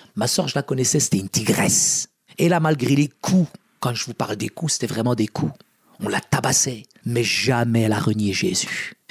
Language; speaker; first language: French; early bilingual, other home language; Arabic